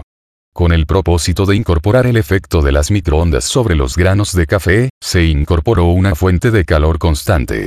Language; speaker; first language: Spanish; native; Spanish